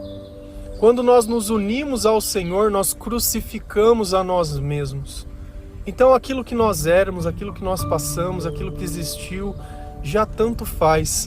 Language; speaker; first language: Portuguese; native; Portuguese